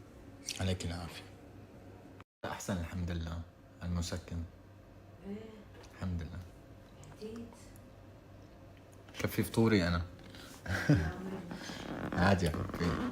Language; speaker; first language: Arabic; native; Arabic